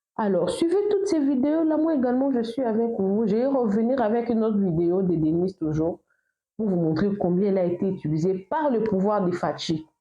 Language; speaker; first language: French; non-native, local second language; Lingala